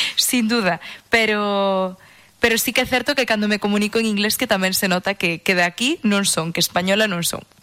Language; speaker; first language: Galician; non-native, local second language; English